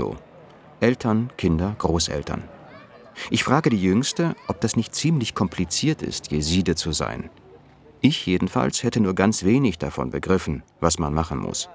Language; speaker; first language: German; native; German